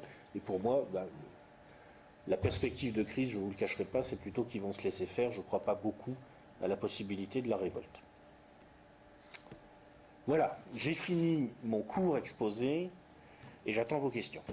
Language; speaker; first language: French; native; French